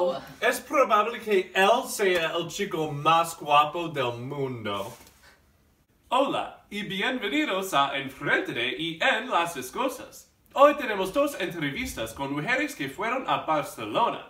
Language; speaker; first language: Spanish; non-native, learner; English